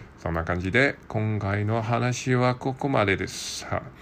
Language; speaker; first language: Japanese; non-native, learner; Cantonese